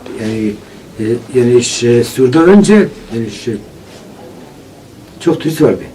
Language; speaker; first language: Turkish; non-native, local second language; Kurdish